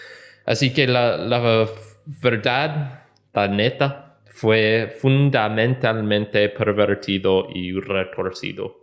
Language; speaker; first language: Spanish; non-native, learner; English